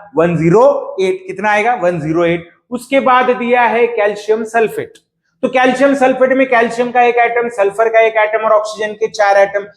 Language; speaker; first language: Hindi; non-native, local second language; Marathi